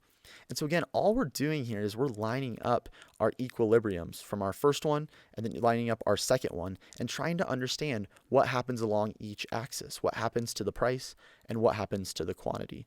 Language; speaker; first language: English; native; English